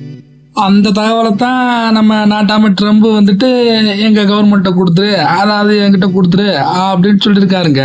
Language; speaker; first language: Tamil; native; Tamil